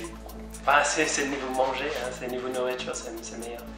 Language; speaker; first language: French; non-native, fluent; English